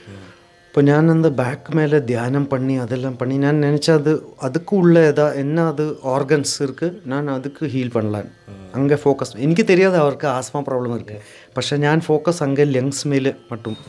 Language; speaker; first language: Tamil; non-native, learner; Malayalam